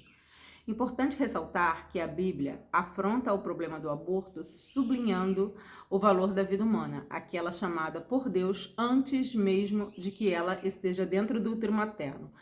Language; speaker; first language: Portuguese; native; Portuguese